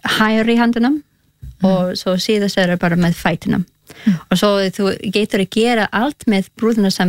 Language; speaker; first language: Icelandic; non-native, learner; English